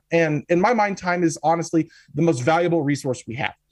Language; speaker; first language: English; native; English